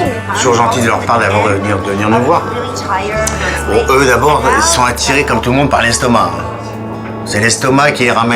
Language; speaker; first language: French; native; French